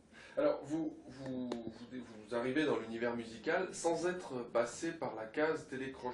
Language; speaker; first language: French; native; French